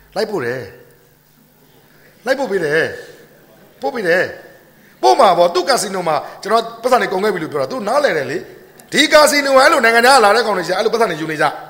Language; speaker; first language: Burmese; native; Burmese